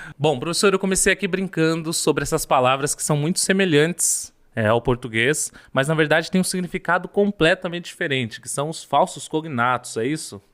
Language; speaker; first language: Portuguese; native; Portuguese